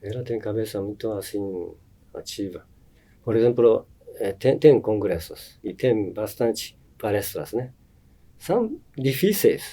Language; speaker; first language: Portuguese; non-native, fluent; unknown